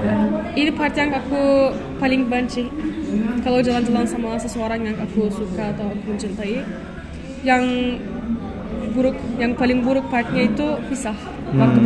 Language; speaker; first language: Indonesian; non-native, fluent; Turkish